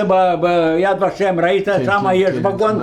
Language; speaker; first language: Hebrew; non-native, fluent; Yiddish